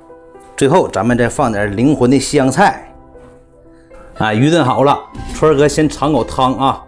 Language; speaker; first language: Chinese; native; Chinese